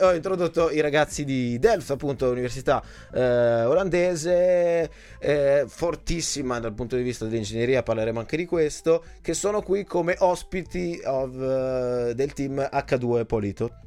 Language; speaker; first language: Italian; native; Italian